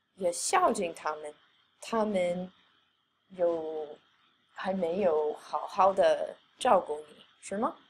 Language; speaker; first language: Chinese; non-native, fluent; English